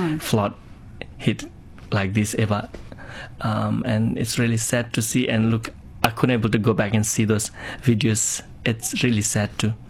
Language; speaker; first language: English; non-native, local second language; Nepali